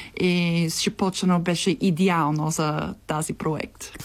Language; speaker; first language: Bulgarian; non-native, learner; English